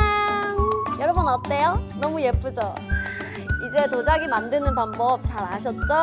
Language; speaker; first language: Korean; non-native, fluent; Burmese